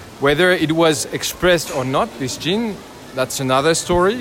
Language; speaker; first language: English; non-native, learner; French